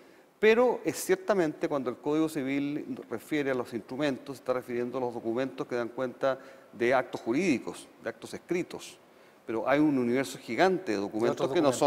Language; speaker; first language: Spanish; native; Spanish